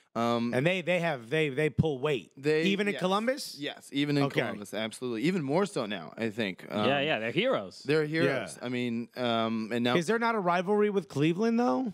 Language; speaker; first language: English; native; English